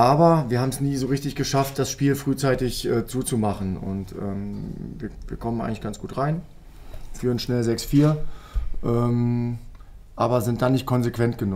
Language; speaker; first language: German; native; German